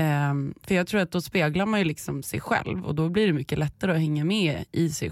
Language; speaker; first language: Swedish; native; Swedish